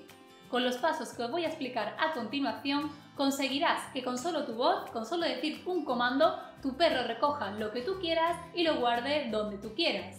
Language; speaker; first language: Spanish; native; Spanish